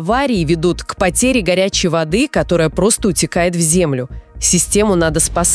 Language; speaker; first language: Russian; native; Russian